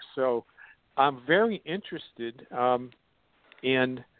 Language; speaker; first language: English; native; English